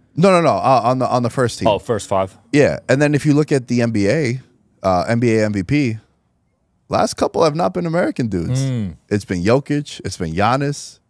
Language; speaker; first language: English; native; English